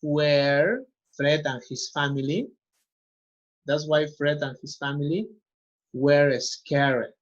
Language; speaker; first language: English; non-native, fluent; Spanish